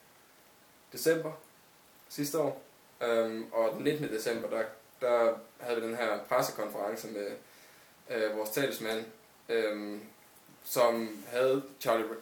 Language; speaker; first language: Danish; native; Danish